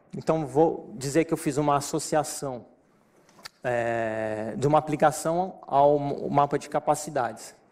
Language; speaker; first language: Portuguese; native; Portuguese